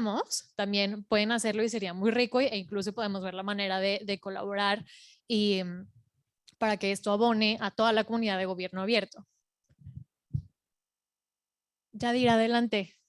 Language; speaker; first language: Spanish; native; Spanish